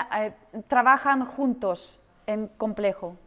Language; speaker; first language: Spanish; non-native, learner; Russian